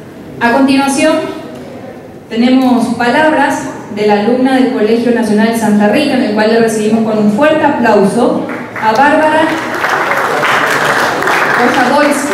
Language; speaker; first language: Spanish; native; Spanish